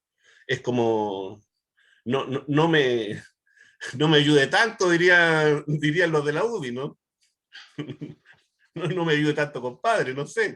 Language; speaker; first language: Spanish; native; Spanish